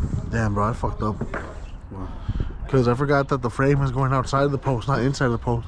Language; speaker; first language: English; early bilingual, other home language; Spanish